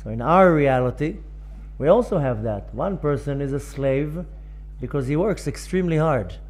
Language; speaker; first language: English; non-native, fluent; Hebrew